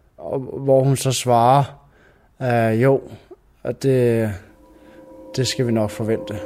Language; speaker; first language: Danish; native; Danish